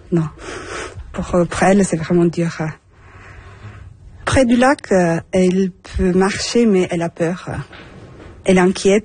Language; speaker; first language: French; non-native, fluent; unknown